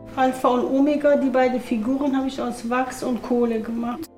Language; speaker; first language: German; non-native, fluent; Persian